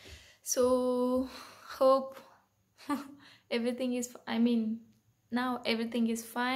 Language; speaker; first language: English; non-native, local second language; Kannada